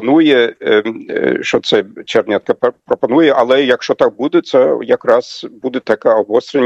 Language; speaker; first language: Ukrainian; non-native, fluent; German